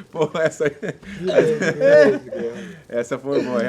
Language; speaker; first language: Portuguese; native; Portuguese